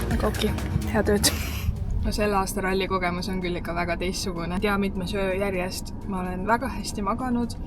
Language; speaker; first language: Estonian; native; Estonian